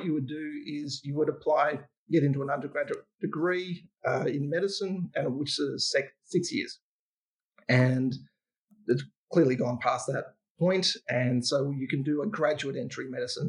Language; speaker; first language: English; native; English